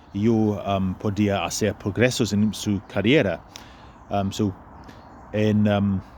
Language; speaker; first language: Spanish; non-native, fluent; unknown